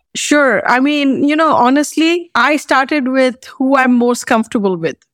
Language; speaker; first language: English; non-native, local second language; Bangla